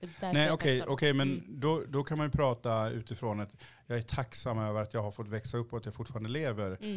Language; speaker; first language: Swedish; early bilingual, other home language; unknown